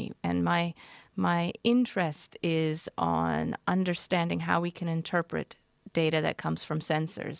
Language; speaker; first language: English; native; English